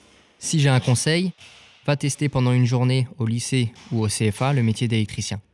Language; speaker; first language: French; native; French